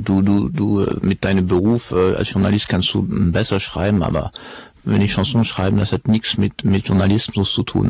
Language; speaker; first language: German; non-native, fluent; French